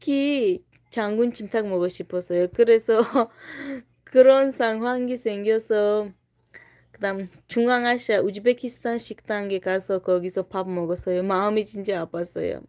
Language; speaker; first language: Korean; non-native, fluent; Tajik